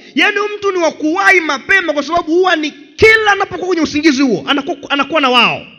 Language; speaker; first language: Swahili; native; Swahili